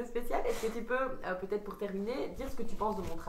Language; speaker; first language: French; native; French